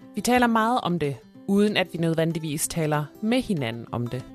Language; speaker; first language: Danish; non-native, fluent; German